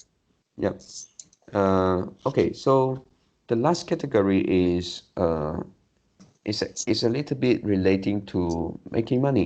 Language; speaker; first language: English; non-native, learner; Chinese